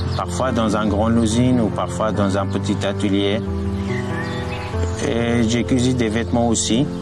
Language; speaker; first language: French; non-native, learner; Arabic